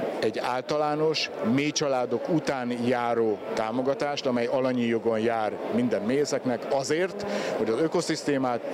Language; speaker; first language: Hungarian; native; Hungarian